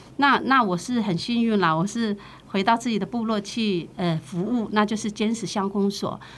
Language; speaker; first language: Chinese; non-native, local second language; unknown